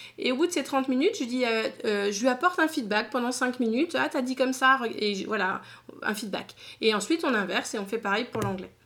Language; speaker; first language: French; native; French